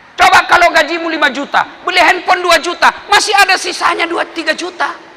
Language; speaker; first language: Indonesian; non-native, local second language; Buginese